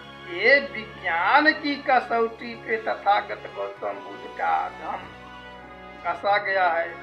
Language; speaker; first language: Hindi; native; Hindi